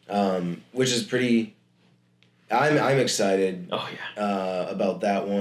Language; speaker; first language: English; native; English